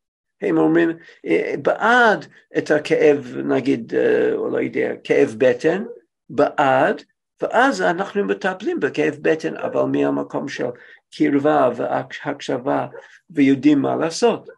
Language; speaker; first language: Hebrew; non-native, fluent; English